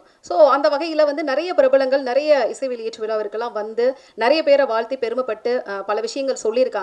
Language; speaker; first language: Tamil; native; Tamil